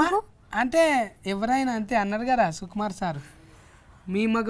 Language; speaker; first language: Telugu; native; Telugu